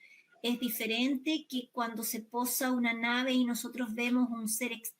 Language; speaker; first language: Spanish; native; Spanish